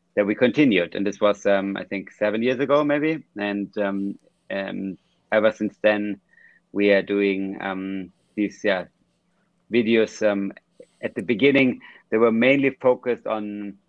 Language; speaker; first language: English; non-native, fluent; German